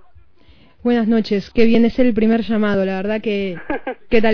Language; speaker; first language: Spanish; native; Spanish